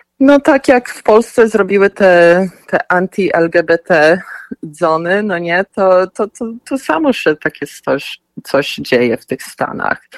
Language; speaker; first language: Polish; early bilingual, heritage; Polish